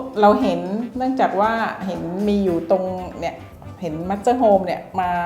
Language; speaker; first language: Thai; native; Thai